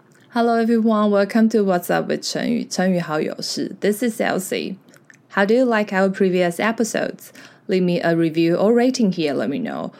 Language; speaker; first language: English; non-native, fluent; Chinese